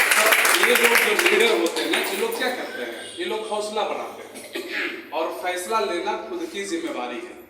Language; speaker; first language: Hindi; native; Hindi